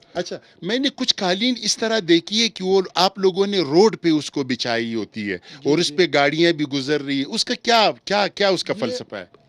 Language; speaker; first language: Urdu; non-native, local second language; Pashto